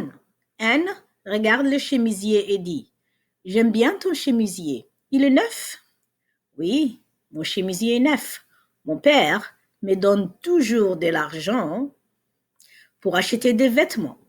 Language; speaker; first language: French; non-native, fluent; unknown